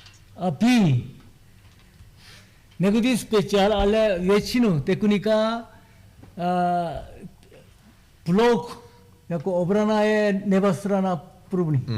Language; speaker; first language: Czech; non-native, learner; Korean